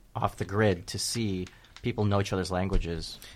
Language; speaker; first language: English; early bilingual, other home language; Filipino